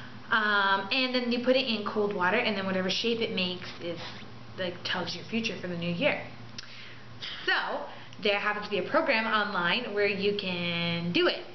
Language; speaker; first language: English; native; English